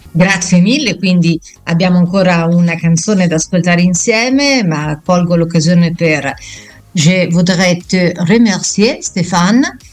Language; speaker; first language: Italian; native; Italian